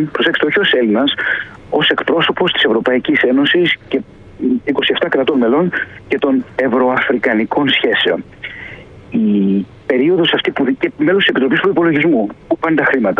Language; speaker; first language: Greek; native; Greek